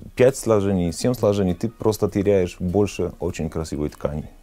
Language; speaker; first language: Russian; non-native, fluent; Polish